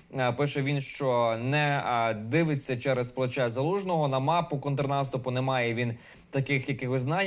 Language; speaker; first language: Ukrainian; native; Ukrainian